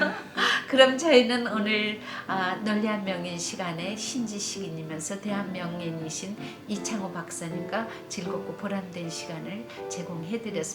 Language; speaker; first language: Korean; native; Korean